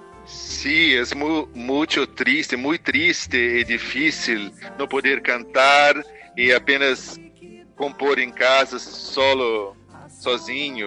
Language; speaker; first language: Spanish; non-native, learner; Portuguese